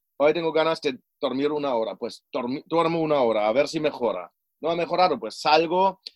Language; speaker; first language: Spanish; non-native, fluent; German